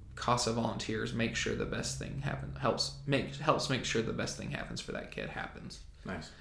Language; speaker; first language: English; native; English